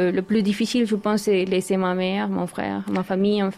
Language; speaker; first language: French; non-native, learner; Spanish